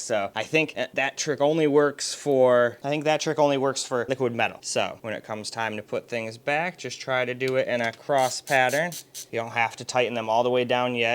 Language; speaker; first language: English; native; English